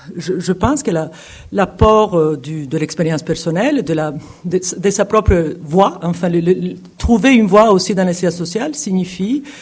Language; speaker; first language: French; non-native, fluent; Italian